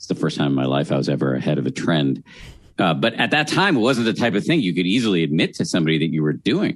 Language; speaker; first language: English; native; English